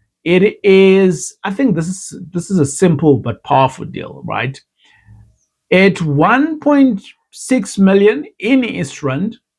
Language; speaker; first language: English; non-native, local second language; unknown